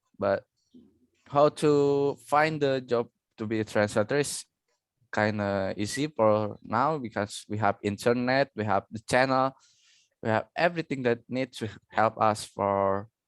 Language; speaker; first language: English; non-native, learner; Indonesian